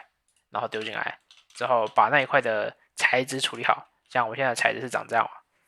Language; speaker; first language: Chinese; native; Chinese